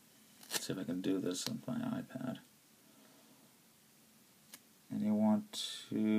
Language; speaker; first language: English; native; English